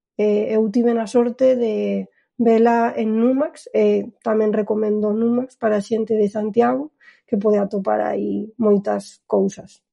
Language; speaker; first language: Galician; non-native, fluent; Spanish